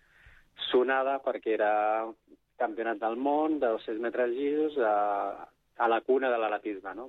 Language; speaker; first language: Catalan; non-native, local second language; Spanish